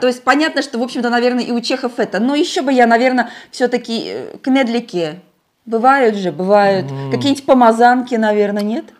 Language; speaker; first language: Russian; native; Russian